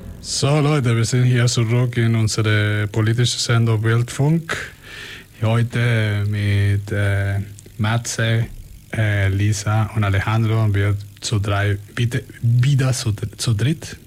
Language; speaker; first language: German; non-native, fluent; Spanish